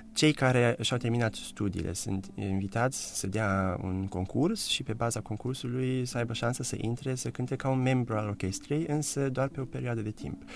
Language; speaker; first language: Romanian; early bilingual, heritage; Romanian